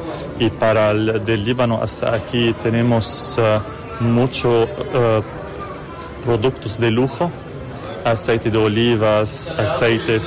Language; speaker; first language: Spanish; non-native, learner; Arabic